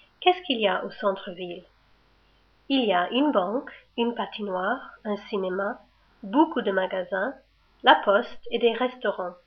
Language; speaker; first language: French; non-native, learner; English